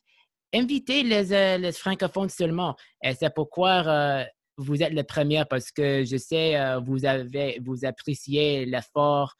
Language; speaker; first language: French; non-native, learner; English